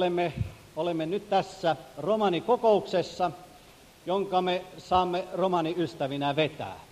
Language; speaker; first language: Finnish; native; Finnish